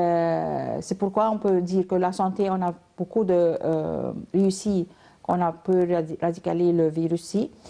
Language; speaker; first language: French; non-native, learner; Arabic